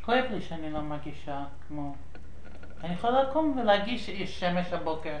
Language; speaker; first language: Hebrew; non-native, fluent; English